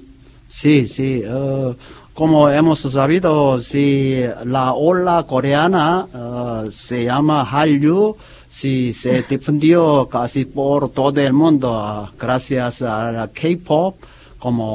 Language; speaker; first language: Spanish; non-native, learner; Korean